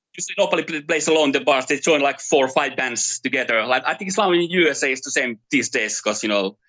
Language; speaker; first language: English; non-native, fluent; Finnish